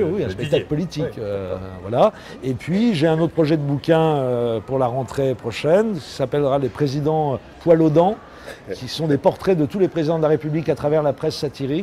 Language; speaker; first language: French; native; French